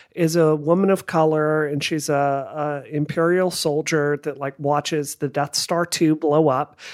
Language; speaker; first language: English; native; English